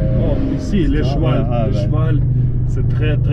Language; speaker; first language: French; non-native, learner; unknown